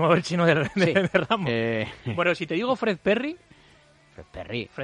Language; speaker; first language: Spanish; native; Spanish